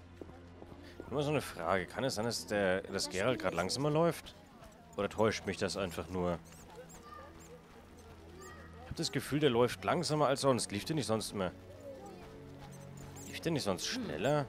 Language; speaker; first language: German; native; German